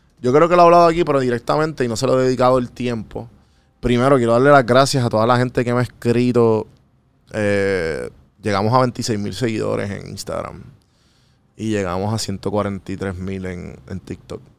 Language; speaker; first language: Spanish; native; Spanish